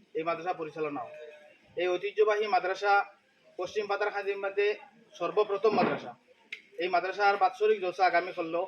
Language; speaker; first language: Bangla; native; Bangla